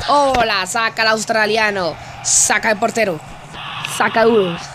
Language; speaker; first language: Spanish; native; Spanish